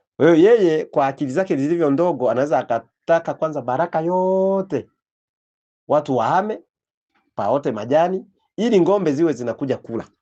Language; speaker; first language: Swahili; native; Swahili